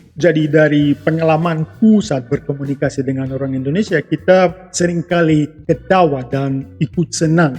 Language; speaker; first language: Indonesian; non-native, fluent; Russian